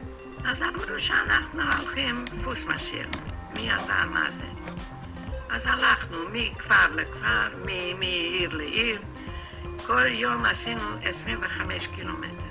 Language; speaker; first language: Hebrew; non-native, fluent; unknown